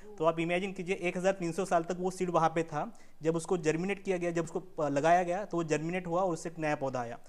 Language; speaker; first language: Hindi; non-native, local second language; Marathi